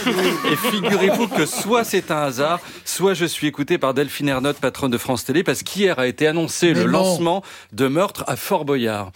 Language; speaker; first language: French; native; French